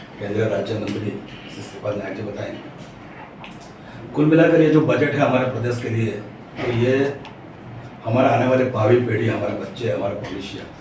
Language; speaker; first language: Hindi; non-native, local second language; Gujarati